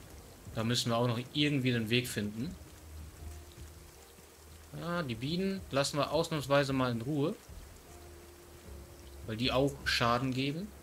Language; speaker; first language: German; native; German